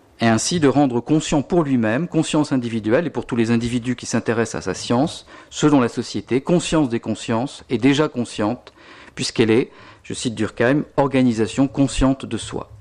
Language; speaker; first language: French; native; French